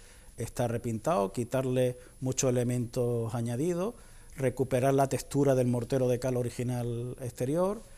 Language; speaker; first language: Spanish; native; Spanish